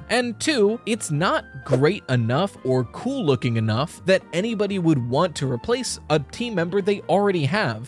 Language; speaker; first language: English; native; English